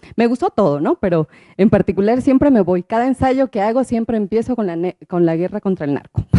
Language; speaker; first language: Spanish; native; Spanish